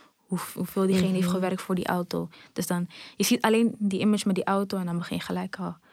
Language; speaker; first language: Dutch; native; Dutch